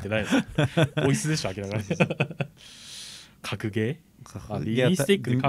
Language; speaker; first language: Japanese; native; Japanese